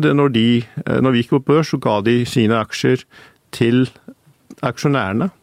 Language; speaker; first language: Norwegian; early bilingual, heritage; Icelandic